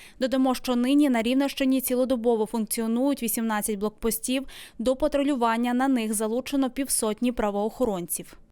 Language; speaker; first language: Ukrainian; native; Ukrainian